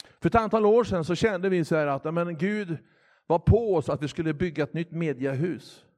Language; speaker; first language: Swedish; native; Swedish